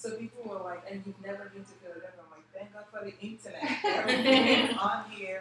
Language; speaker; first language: English; non-native, local second language; Igbo